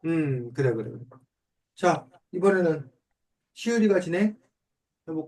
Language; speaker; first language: Korean; native; Korean